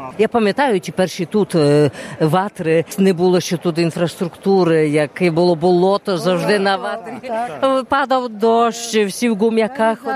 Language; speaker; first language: Ukrainian; early bilingual, heritage; Ukrainian